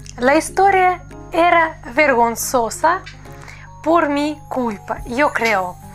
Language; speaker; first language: Spanish; non-native, fluent; Russian